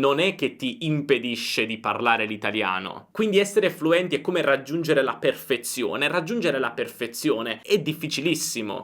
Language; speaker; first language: Italian; native; Italian